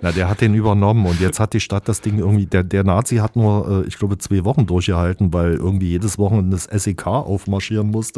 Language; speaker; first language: German; native; German